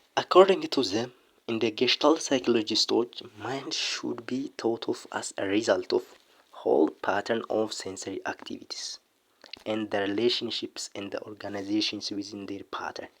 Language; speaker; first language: English; non-native, local second language; Amharic